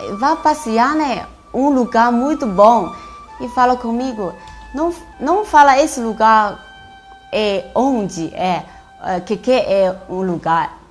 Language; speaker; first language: Portuguese; non-native, learner; Chinese